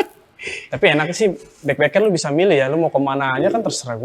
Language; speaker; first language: Indonesian; native; Indonesian